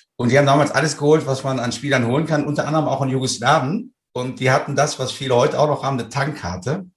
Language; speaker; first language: German; native; German